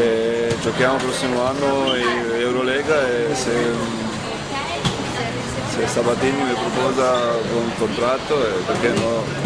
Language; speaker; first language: Italian; non-native, learner; Georgian